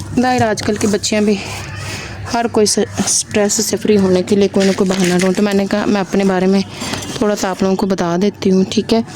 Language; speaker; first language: Urdu; non-native, local second language; Punjabi